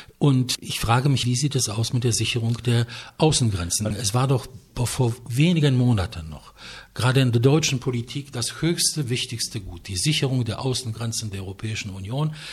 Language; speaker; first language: German; non-native, fluent; Polish